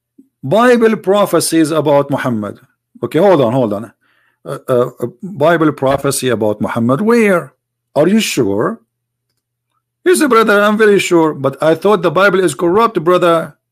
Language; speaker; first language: English; non-native, fluent; Arabic